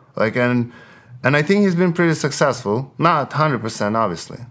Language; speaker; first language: English; non-native, fluent; Ukrainian